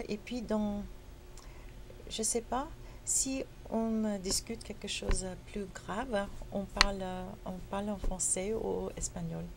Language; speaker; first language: French; non-native, fluent; Spanish